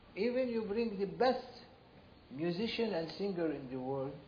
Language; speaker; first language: English; non-native, fluent; Arabic